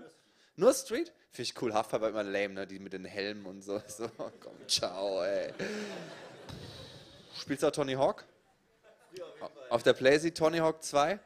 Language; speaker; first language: German; native; German